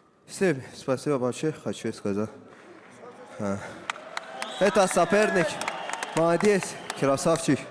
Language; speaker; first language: Russian; non-native, learner; Persian